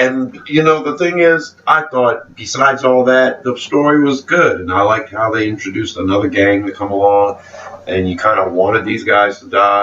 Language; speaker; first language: English; native; English